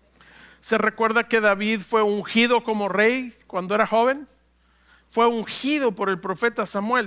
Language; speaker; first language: Spanish; native; Spanish